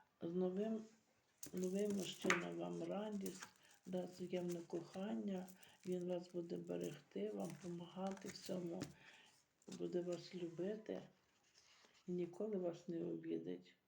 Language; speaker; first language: Ukrainian; native; Ukrainian